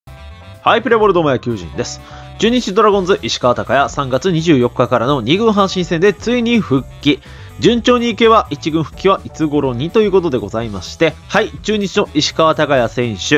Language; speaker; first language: Japanese; native; Japanese